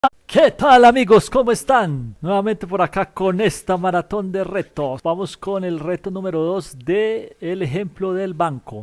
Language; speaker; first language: Spanish; native; Spanish